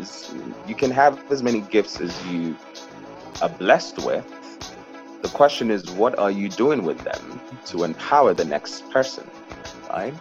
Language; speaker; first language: English; non-native, local second language; Igbo